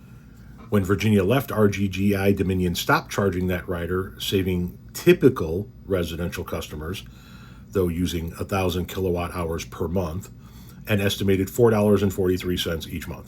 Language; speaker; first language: English; native; English